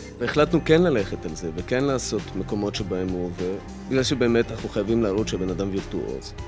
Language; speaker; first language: Hebrew; early bilingual, other home language; Russian